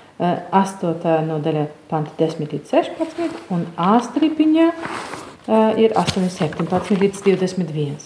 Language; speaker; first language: Latvian; non-native, fluent; German